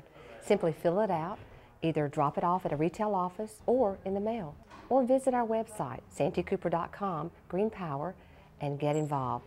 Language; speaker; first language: English; native; English